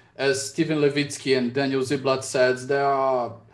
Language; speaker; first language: English; non-native, fluent; Portuguese